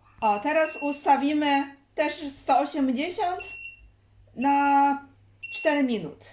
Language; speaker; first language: Polish; non-native, learner; Chinese